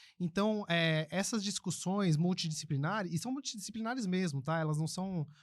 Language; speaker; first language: Portuguese; early bilingual, other home language; Spanish